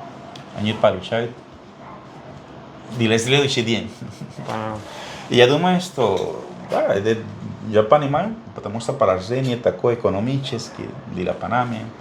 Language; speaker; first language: Russian; non-native, fluent; Spanish